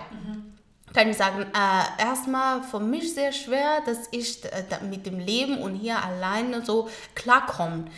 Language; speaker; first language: German; non-native, learner; Pashto